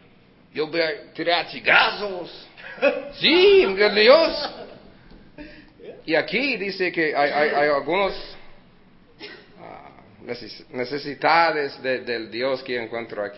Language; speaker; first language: Spanish; early bilingual, heritage; Spanish